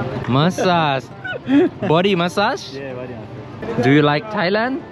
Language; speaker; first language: English; non-native, learner; Thai